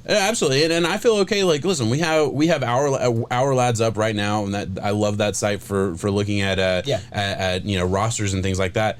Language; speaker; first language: English; native; English